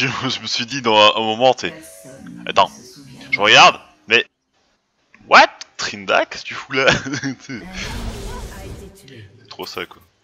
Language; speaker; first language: French; native; French